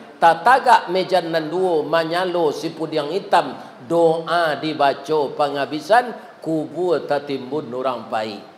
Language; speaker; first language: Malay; non-native, local second language; Minangkabau